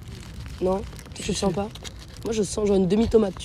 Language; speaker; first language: French; native; French